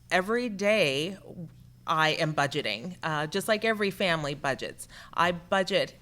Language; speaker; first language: English; native; English